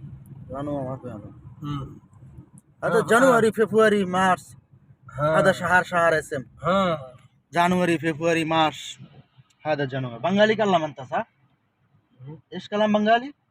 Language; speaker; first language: Arabic; non-native, learner; Bangla